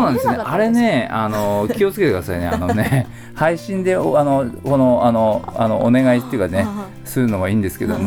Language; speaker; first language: Japanese; native; Japanese